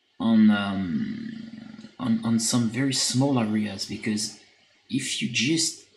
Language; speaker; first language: English; non-native, fluent; French